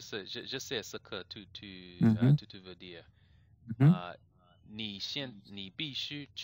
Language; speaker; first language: French; non-native, learner; English